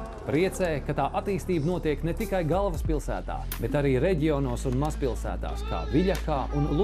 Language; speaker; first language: Latvian; native; Latvian